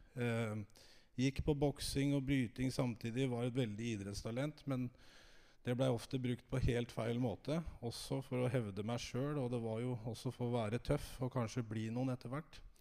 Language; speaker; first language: Norwegian; native; Norwegian